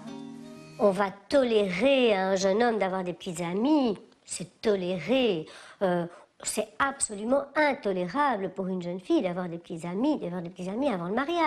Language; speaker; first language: French; native; French